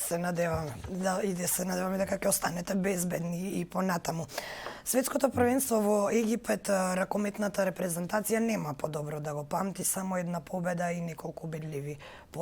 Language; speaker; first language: Macedonian; native; Macedonian